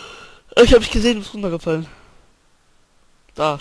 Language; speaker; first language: German; native; German